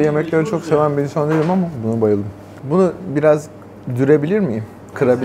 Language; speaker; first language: Turkish; native; Turkish